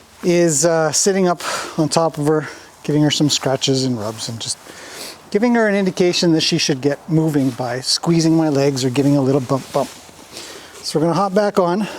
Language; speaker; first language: English; native; English